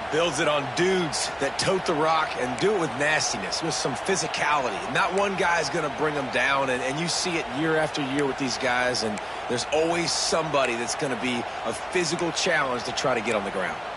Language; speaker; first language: English; native; English